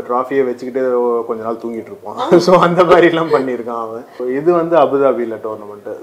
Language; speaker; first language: Tamil; native; Tamil